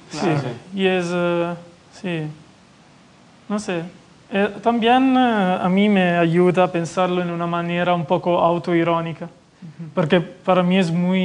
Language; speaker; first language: Spanish; non-native, fluent; Italian